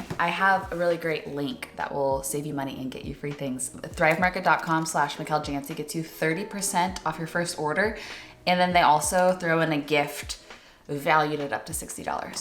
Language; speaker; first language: English; native; English